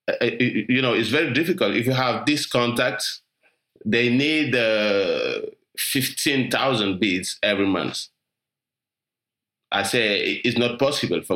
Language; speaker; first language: English; non-native, learner; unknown